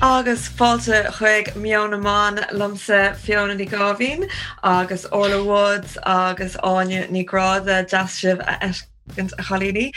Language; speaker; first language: Irish; non-native, local second language; English